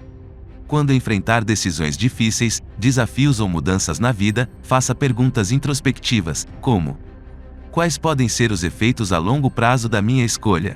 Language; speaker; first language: Portuguese; native; Portuguese